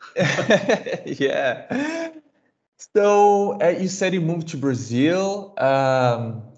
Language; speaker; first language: English; non-native, fluent; Portuguese